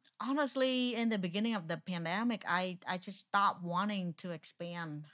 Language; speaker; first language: English; non-native, fluent; Vietnamese